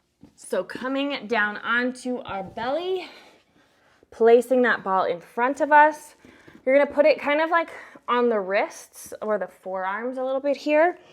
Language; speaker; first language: English; native; English